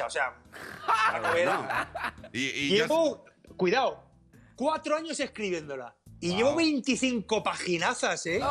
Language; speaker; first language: Spanish; native; Spanish